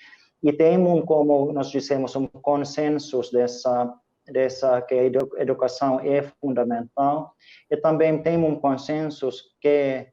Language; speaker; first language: Portuguese; non-native, fluent; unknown